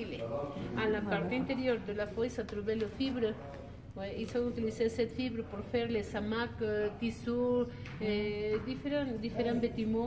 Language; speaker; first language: French; non-native, learner; Spanish